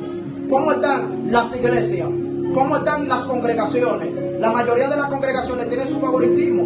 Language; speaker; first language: Spanish; native; Spanish